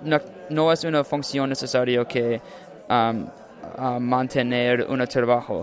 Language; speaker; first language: Spanish; non-native, learner; English